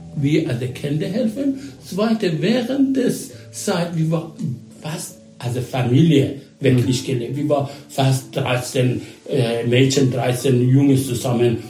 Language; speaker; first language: German; non-native, learner; Persian